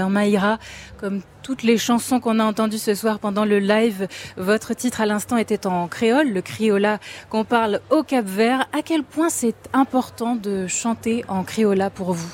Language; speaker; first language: French; native; French